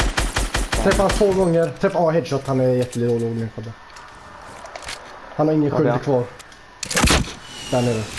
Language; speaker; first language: Swedish; early bilingual, other home language; Turkish